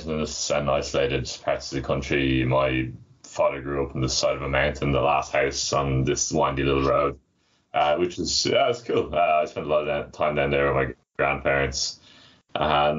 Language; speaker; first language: English; native; English